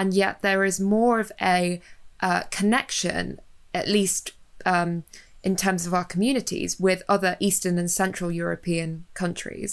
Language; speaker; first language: English; native; English